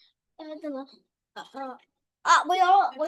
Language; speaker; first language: Chinese; early bilingual, heritage; Chinese